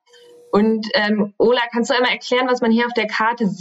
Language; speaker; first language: German; native; German